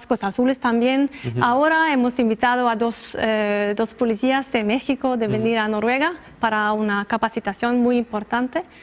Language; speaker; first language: Spanish; non-native, fluent; Norwegian